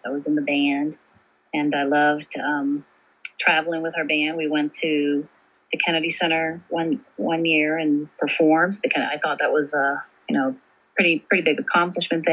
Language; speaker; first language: English; native; English